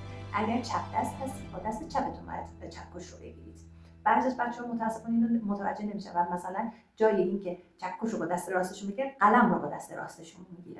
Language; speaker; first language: Persian; native; Persian